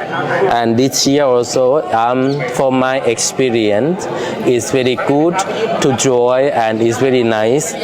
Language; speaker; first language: English; non-native, fluent; Lao